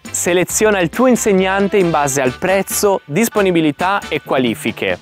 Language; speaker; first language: Italian; native; Italian